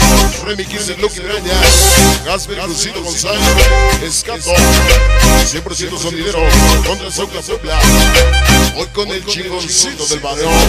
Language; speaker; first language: Spanish; native; Spanish